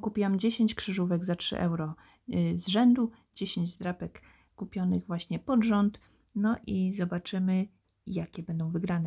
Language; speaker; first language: Polish; native; Polish